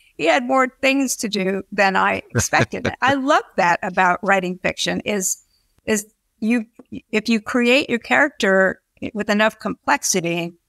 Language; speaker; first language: English; native; English